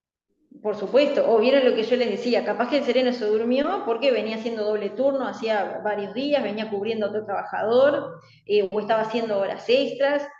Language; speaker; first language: Spanish; native; Spanish